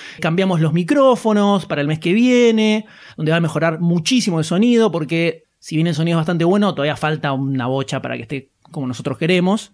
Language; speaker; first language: Spanish; native; Spanish